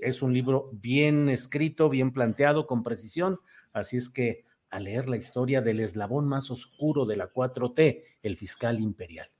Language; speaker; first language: Spanish; native; Spanish